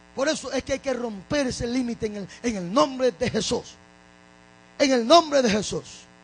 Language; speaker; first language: Spanish; native; Spanish